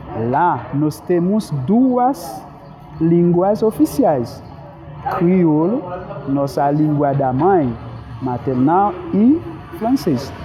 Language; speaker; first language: Portuguese; non-native, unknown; Haitian Creole